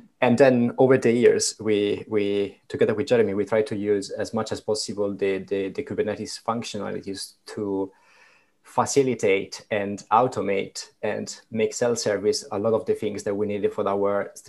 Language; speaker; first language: English; non-native, fluent; Italian